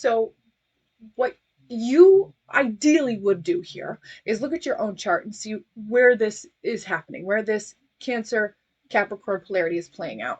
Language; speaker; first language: English; native; English